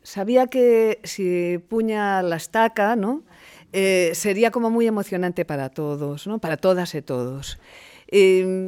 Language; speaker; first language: Spanish; native; Spanish